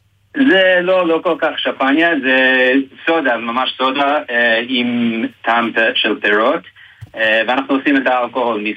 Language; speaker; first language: Hebrew; non-native, fluent; English